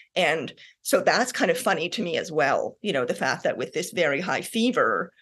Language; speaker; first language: English; native; English